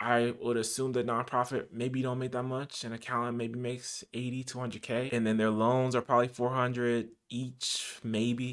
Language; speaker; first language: English; native; English